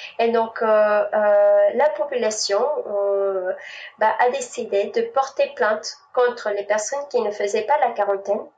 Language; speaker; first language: French; non-native, fluent; Spanish